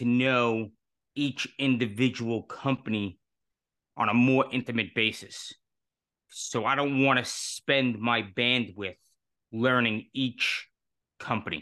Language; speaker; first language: English; native; English